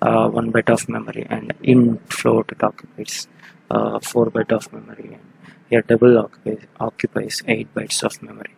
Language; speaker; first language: English; non-native, local second language; Telugu